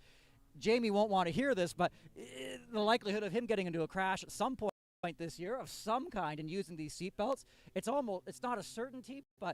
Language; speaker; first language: English; native; English